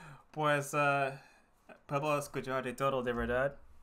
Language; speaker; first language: Spanish; non-native, learner; English